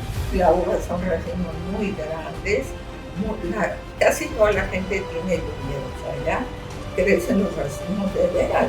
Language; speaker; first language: Spanish; non-native, fluent; Arabic